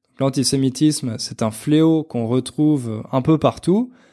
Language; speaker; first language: French; native; French